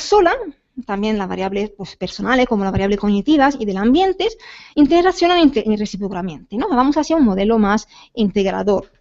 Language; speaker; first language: Spanish; native; Spanish